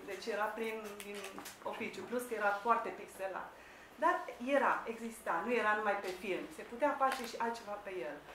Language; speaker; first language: Romanian; native; Romanian